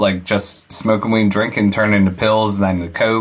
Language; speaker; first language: English; native; English